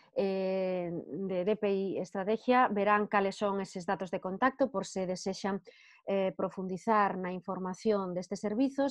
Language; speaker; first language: Spanish; non-native, local second language; Galician